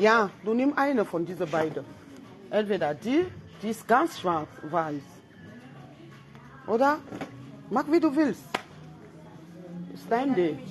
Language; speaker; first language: German; non-native, fluent; French